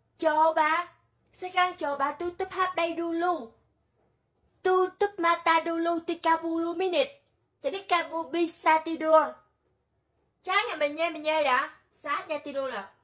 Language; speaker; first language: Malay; non-native, learner; Vietnamese